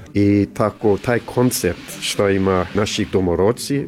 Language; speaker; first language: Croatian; early bilingual, heritage; English